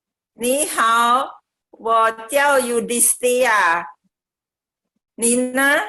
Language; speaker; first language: Chinese; non-native, learner; Indonesian